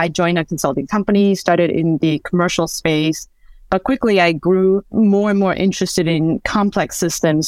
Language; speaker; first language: English; non-native, fluent; Chinese